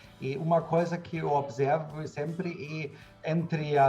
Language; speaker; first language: Portuguese; non-native, fluent; German